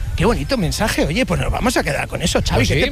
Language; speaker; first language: Spanish; native; Spanish